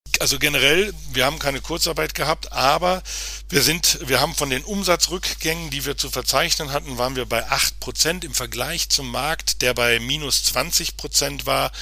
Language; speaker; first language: German; native; German